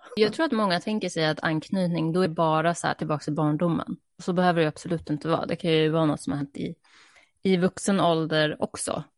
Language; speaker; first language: Swedish; native; Swedish